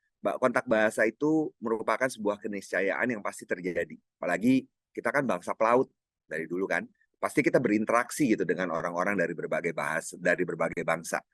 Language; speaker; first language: Indonesian; non-native, local second language; Minangkabau